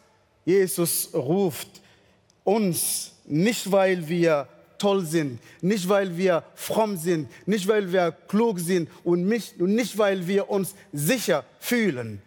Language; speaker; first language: German; non-native, fluent; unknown